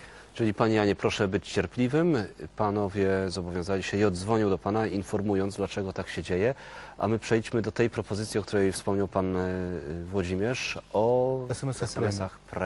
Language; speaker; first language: Polish; native; Polish